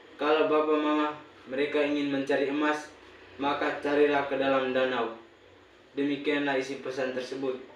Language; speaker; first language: Indonesian; non-native, local second language; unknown